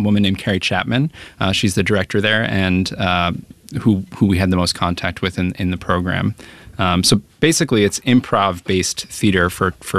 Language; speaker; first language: English; native; English